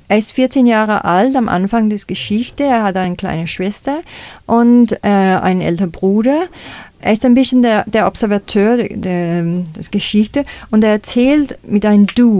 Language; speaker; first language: German; non-native, fluent; Danish